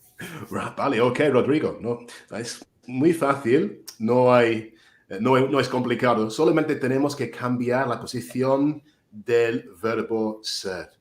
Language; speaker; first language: Spanish; non-native, fluent; English